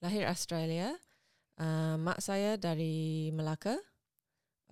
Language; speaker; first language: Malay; non-native, learner; English